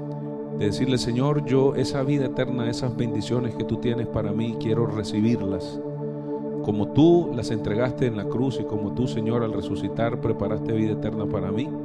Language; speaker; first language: Spanish; native; Spanish